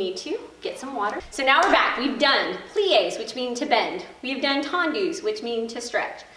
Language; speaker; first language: English; native; English